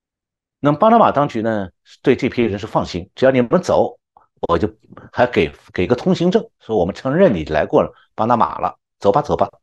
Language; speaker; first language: Chinese; native; Chinese